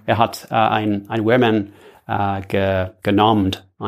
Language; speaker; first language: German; non-native, learner; English